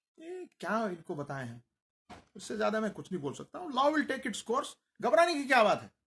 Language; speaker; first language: Hindi; non-native, local second language; Kashmiri